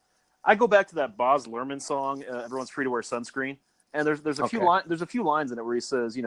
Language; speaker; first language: English; native; English